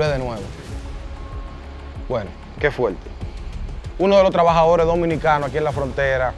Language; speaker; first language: Spanish; native; Spanish